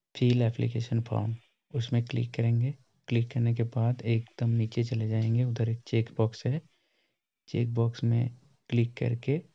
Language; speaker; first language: Hindi; non-native, local second language; Bangla